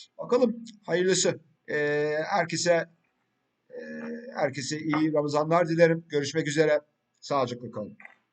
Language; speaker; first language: Turkish; early bilingual, heritage; Turkish